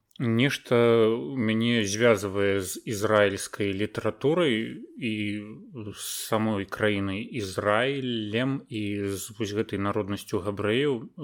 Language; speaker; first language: Belarusian; native; Belarusian